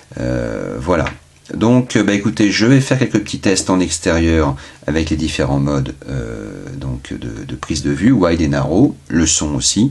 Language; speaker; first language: French; native; French